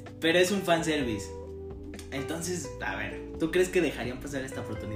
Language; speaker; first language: Spanish; native; Spanish